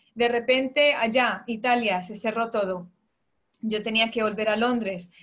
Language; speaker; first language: Spanish; early bilingual, heritage; Spanish